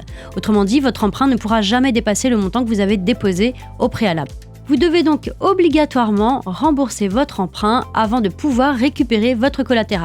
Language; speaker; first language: French; native; French